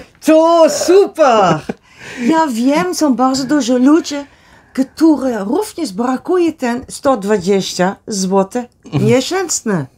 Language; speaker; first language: Polish; non-native, learner; Dutch